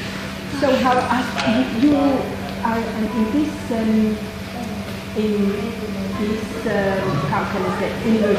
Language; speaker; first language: English; non-native, fluent; French